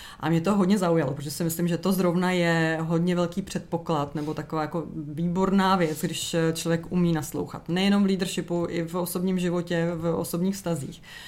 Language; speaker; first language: Czech; native; Czech